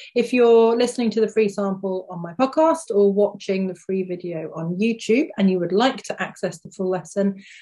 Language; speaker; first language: English; native; English